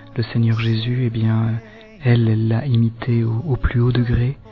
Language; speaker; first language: French; native; French